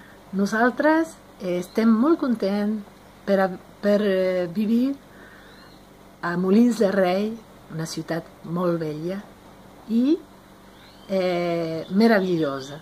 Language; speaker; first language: Catalan; non-native, fluent; Spanish